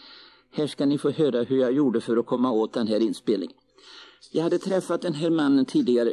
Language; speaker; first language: Swedish; native; Swedish